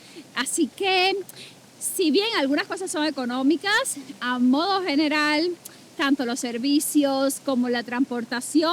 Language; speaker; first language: Spanish; native; Spanish